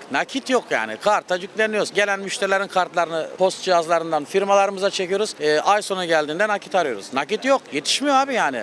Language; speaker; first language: Turkish; native; Turkish